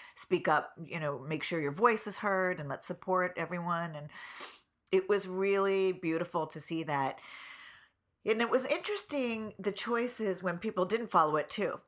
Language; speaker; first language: English; native; English